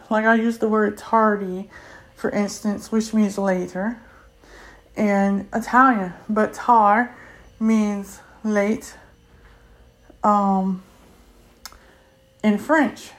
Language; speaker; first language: English; native; English